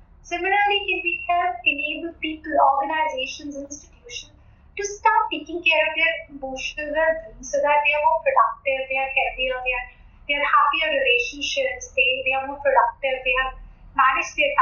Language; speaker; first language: English; non-native, local second language; Hindi